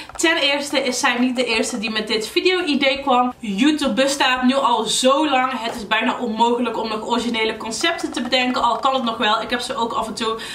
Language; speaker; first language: Dutch; early bilingual, other home language; Arabic